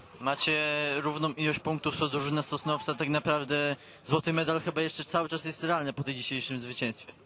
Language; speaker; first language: Polish; native; Polish